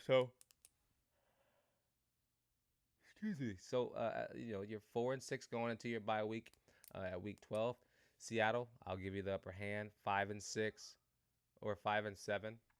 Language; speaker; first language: English; native; English